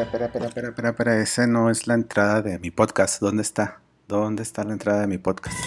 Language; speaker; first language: Spanish; native; Spanish